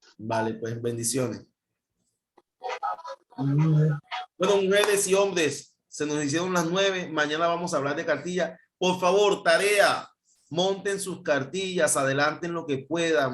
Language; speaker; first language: Spanish; native; Spanish